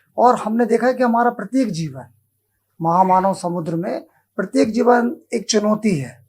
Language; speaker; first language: Hindi; native; Hindi